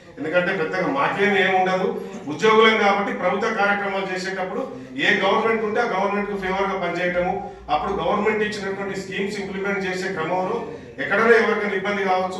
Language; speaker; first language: Telugu; non-native, local second language; Urdu